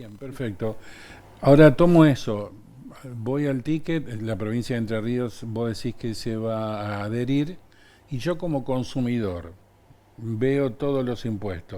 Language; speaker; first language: Spanish; native; Spanish